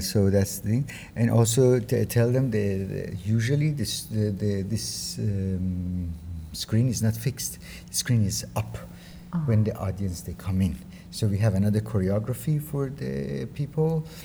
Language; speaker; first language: English; non-native, fluent; Persian